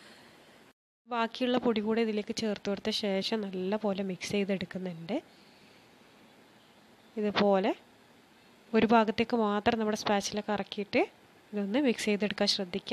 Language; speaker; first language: Malayalam; native; Malayalam